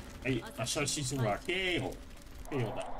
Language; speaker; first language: Japanese; non-native, fluent; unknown